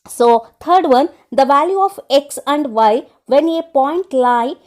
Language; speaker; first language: English; non-native, local second language; Kannada